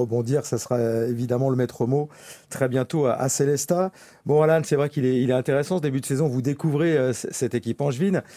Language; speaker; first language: French; native; French